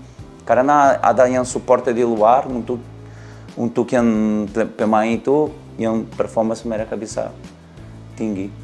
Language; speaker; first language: Indonesian; non-native, learner; Portuguese